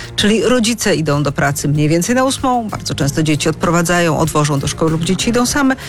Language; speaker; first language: Polish; native; Polish